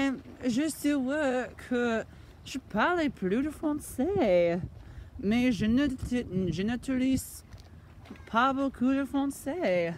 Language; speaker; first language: French; non-native, learner; English